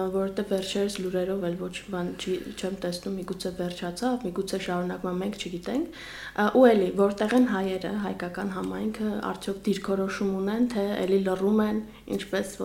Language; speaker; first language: Armenian; native; Armenian